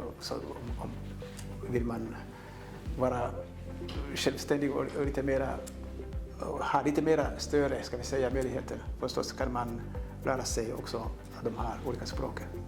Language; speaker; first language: Swedish; non-native, fluent; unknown